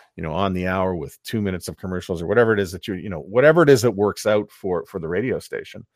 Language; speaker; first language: English; native; English